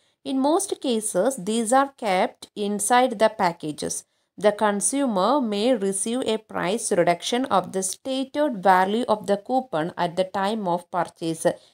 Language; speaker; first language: English; non-native, local second language; Malayalam